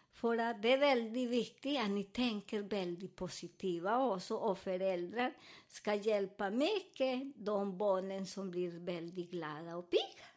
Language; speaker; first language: Swedish; non-native, learner; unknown